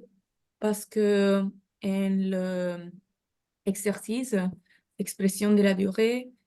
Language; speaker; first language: French; non-native, learner; Italian